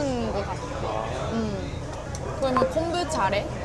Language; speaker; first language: Korean; non-native, fluent; Japanese